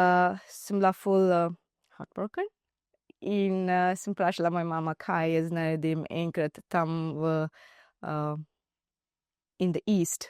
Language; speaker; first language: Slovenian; non-native, learner; Divehi